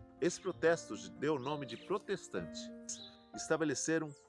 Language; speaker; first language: Portuguese; native; Portuguese